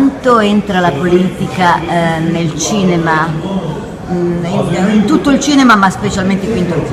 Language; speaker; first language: Italian; native; Italian